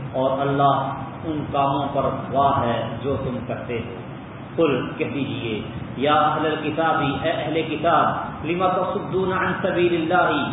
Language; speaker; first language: Urdu; non-native, local second language; Punjabi